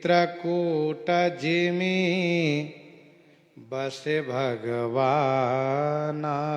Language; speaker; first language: Hindi; native; Hindi